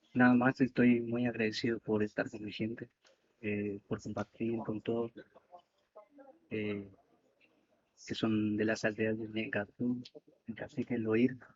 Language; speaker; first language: Spanish; non-native, local second language; Guarani